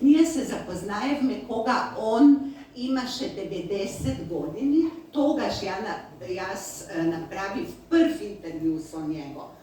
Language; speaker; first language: Macedonian; non-native, learner; Slovenian